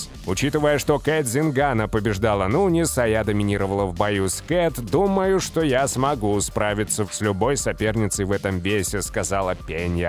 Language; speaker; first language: Russian; native; Russian